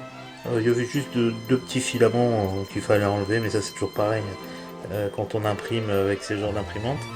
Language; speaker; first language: French; native; French